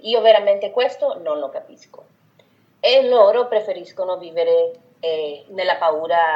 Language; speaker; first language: Italian; non-native, fluent; Spanish